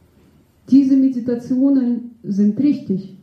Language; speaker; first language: German; non-native, fluent; Russian